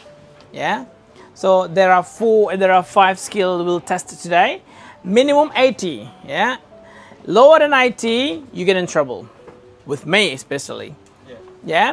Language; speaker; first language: English; non-native, fluent; Indonesian